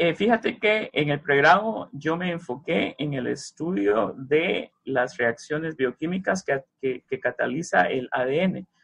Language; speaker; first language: Spanish; native; Spanish